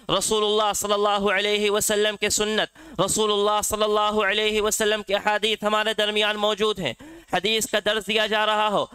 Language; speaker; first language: Urdu; native; Urdu